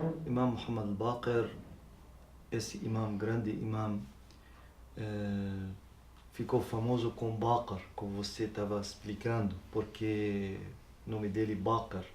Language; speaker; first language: Portuguese; non-native, learner; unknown